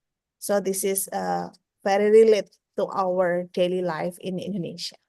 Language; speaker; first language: English; non-native, fluent; Indonesian